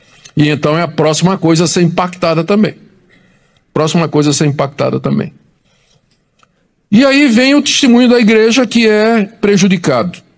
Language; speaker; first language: Portuguese; native; Portuguese